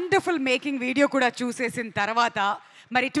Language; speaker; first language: Telugu; native; Telugu